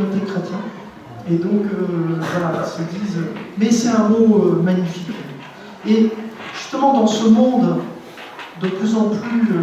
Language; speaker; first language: French; native; French